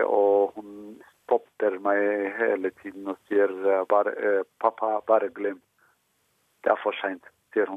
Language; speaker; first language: Norwegian; non-native, fluent; Somali